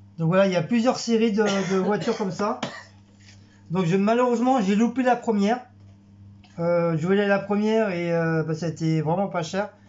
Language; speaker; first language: French; native; French